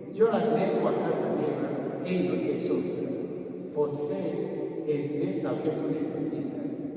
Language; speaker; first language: Catalan; non-native, fluent; Kinyarwanda